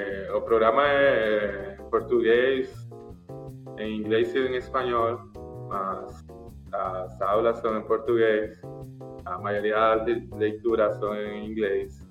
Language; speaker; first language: Portuguese; non-native, learner; Spanish